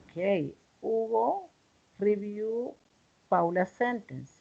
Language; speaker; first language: English; non-native, learner; Spanish